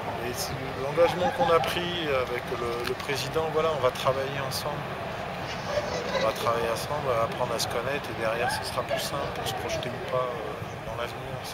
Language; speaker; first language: French; native; French